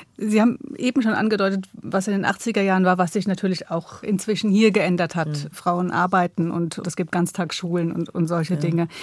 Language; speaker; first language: German; native; German